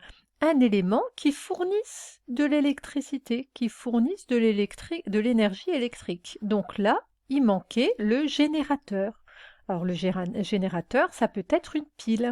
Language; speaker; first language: French; native; French